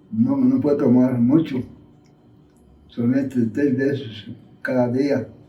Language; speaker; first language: Spanish; non-native, local second language; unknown